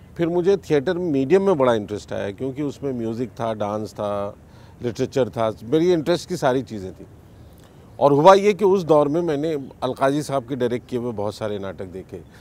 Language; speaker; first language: Hindi; native; Hindi